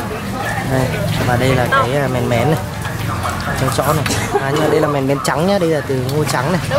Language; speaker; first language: Vietnamese; native; Vietnamese